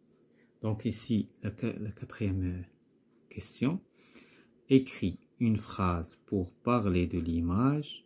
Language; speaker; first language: French; non-native, local second language; Arabic